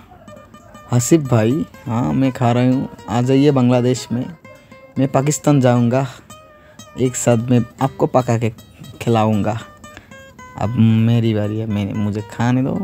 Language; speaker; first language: Hindi; non-native, learner; Bangla